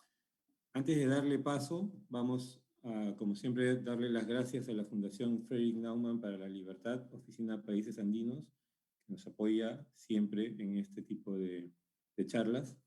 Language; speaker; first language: Spanish; native; Spanish